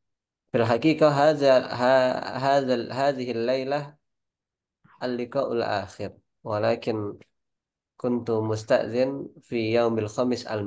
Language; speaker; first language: Arabic; non-native, fluent; Indonesian